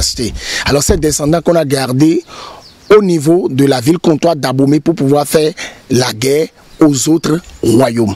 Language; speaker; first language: French; non-native, local second language; Fon